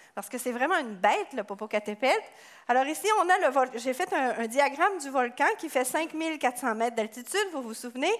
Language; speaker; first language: French; native; French